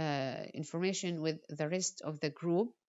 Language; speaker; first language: English; non-native, fluent; Arabic